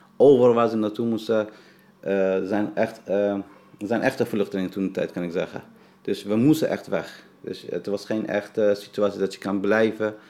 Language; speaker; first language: Dutch; non-native, fluent; Persian